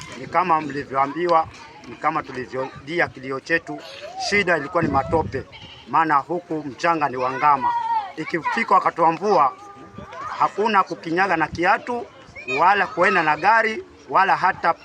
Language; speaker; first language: Swahili; native; Swahili